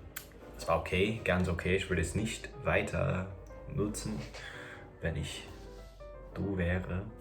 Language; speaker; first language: German; non-native, fluent; English